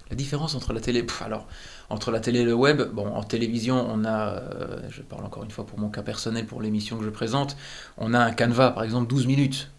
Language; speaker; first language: French; native; French